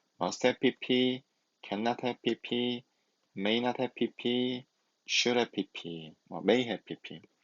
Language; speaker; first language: English; non-native, fluent; Korean